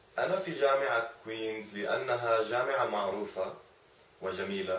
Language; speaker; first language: Arabic; early bilingual, other home language; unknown